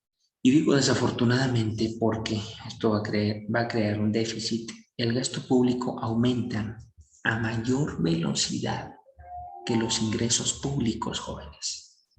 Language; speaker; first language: Spanish; native; Spanish